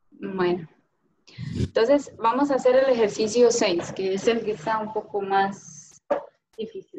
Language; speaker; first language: Spanish; native; Spanish